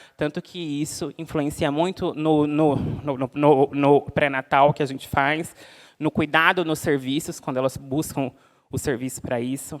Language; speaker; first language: Portuguese; native; Portuguese